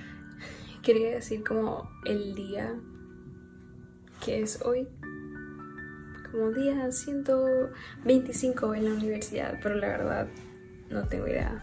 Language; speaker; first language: Spanish; early bilingual, heritage; Spanish